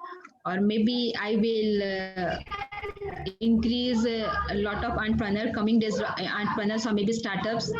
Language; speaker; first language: English; non-native, learner; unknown